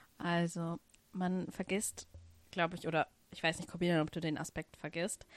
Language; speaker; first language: German; early bilingual, other home language; Russian